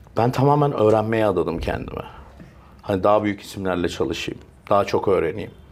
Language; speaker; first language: Turkish; early bilingual, heritage; Turkish